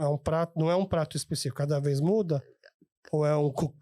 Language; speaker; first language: Portuguese; early bilingual, other home language; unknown